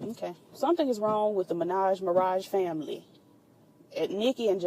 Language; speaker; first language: English; native; English